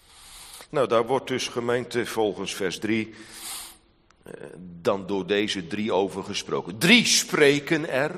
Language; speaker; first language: Dutch; native; Dutch